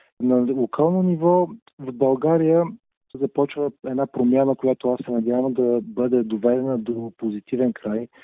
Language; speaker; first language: Bulgarian; native; Bulgarian